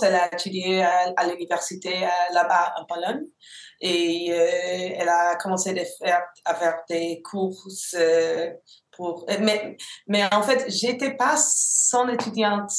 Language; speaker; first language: French; non-native, local second language; English